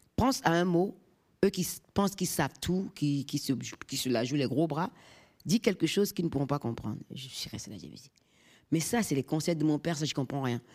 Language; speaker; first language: French; non-native, local second language; Fon